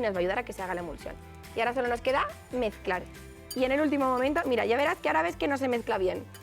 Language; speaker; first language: Spanish; native; Spanish